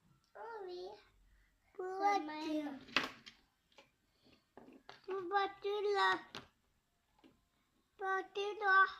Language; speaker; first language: French; native; French